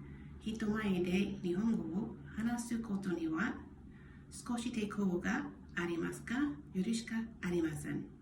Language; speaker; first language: Japanese; non-native, learner; English